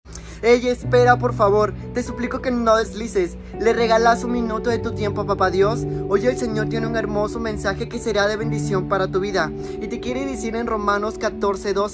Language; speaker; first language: Spanish; native; Spanish